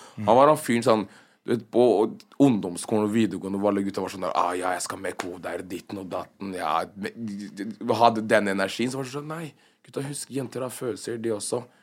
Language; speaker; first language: Norwegian; early bilingual, other home language; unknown